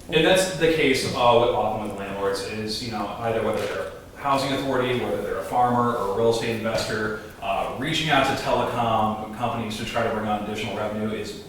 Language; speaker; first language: English; native; English